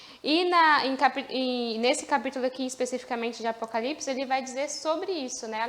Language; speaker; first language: Portuguese; native; Portuguese